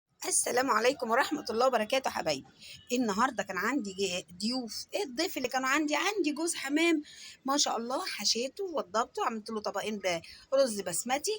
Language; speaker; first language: Arabic; native; Arabic